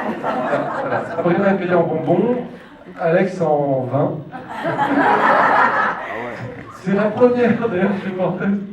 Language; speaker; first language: French; native; French